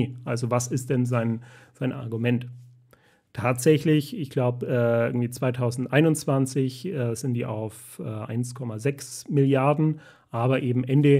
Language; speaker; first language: German; native; German